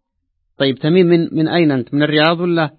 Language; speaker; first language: Arabic; native; Arabic